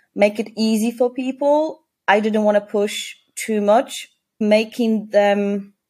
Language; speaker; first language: English; non-native, fluent; Polish